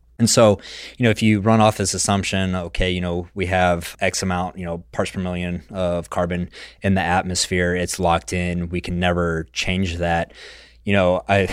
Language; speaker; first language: English; native; English